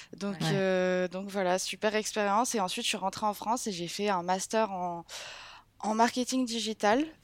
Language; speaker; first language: French; native; French